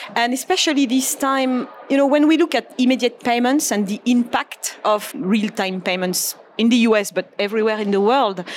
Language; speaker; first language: English; non-native, fluent; French